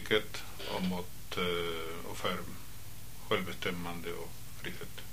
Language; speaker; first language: Swedish; non-native, fluent; Spanish